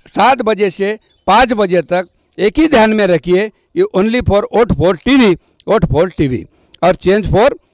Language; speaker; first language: Hindi; non-native, local second language; Lambadi